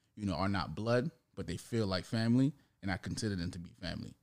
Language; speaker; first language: English; early bilingual, other home language; Haitian Creole